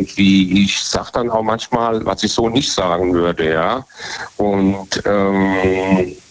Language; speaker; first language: German; native; German